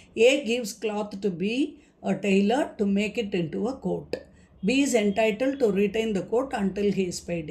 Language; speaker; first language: English; non-native, local second language; Tamil